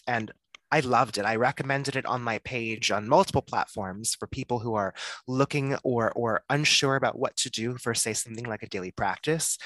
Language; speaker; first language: English; native; English